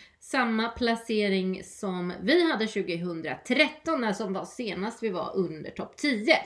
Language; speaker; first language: Swedish; native; Swedish